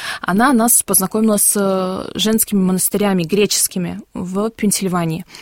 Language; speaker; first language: Russian; early bilingual, heritage; Russian